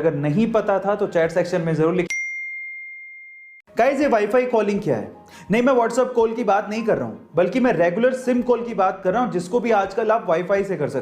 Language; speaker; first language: Hindi; native; Hindi